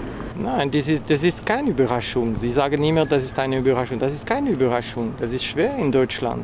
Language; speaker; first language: German; non-native, fluent; French